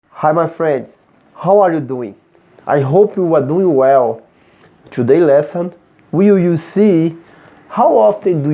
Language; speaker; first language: English; non-native, fluent; Portuguese